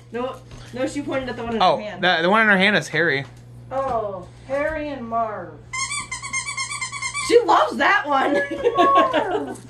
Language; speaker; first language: English; native; English